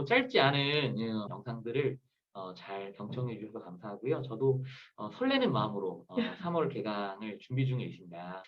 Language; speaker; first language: Korean; native; Korean